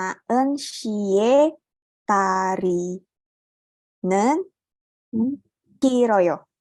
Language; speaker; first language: Korean; non-native, learner; Indonesian